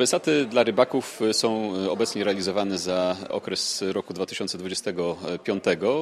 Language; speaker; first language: Polish; native; Polish